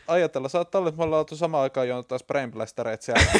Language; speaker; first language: Finnish; native; Finnish